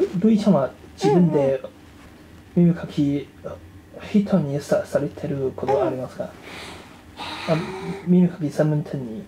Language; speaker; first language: Japanese; non-native, fluent; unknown